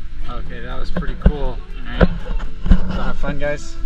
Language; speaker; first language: English; native; English